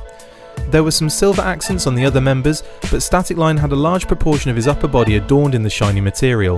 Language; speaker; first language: English; native; English